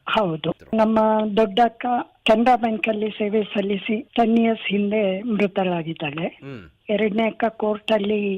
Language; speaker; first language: Kannada; non-native, local second language; Kodava